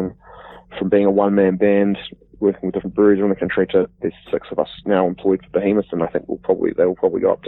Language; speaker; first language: English; native; English